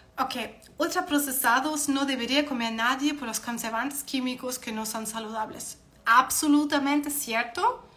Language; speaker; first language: Spanish; non-native, fluent; German